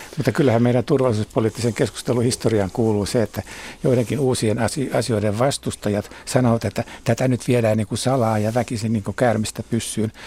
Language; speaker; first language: Finnish; native; Finnish